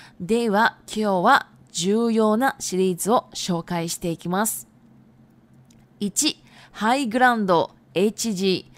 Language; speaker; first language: Japanese; non-native, fluent; Chinese